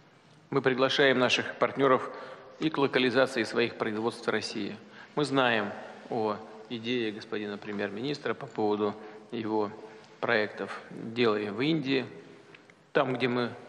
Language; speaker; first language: Russian; native; Russian